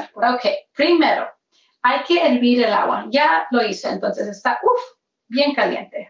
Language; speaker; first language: Spanish; early bilingual, heritage; Spanish